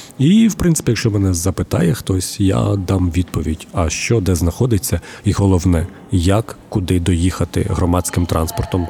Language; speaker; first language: Ukrainian; native; Ukrainian